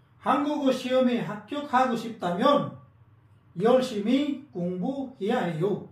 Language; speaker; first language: Korean; non-native, fluent; Filipino